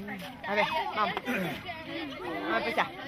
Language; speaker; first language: Spanish; native; Spanish